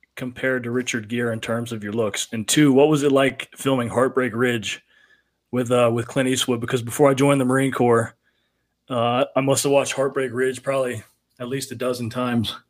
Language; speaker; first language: English; native; English